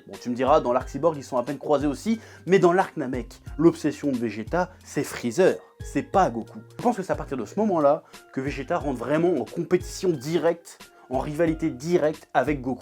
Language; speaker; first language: French; native; French